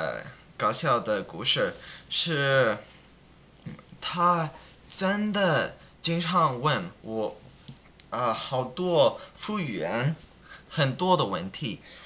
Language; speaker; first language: Chinese; non-native, learner; English